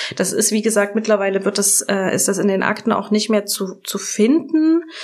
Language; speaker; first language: German; native; German